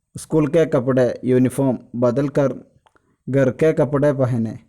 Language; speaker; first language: Hindi; non-native, local second language; Malayalam